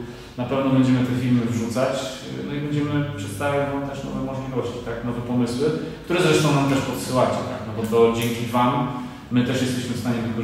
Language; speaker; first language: Polish; native; Polish